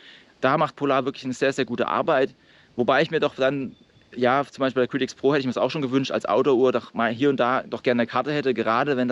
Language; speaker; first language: German; native; German